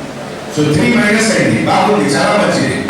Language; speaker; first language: Telugu; non-native, fluent; Hindi